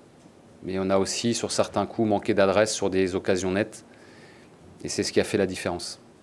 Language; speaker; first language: French; native; French